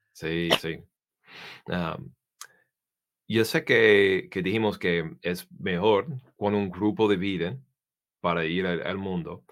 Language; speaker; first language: Spanish; non-native, fluent; English